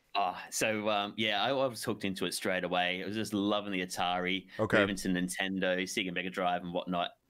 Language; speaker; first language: English; native; English